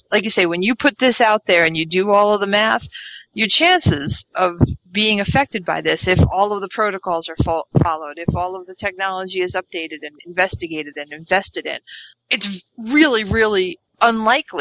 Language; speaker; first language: English; native; English